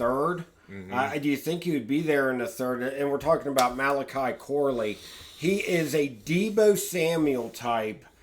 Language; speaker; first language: English; native; English